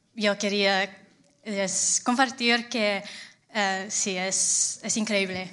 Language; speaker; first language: Spanish; non-native, fluent; English